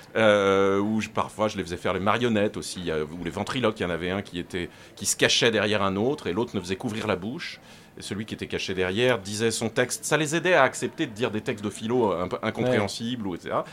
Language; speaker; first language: French; native; French